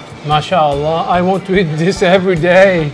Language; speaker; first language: English; non-native, fluent; Korean